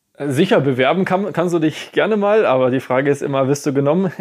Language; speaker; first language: German; native; German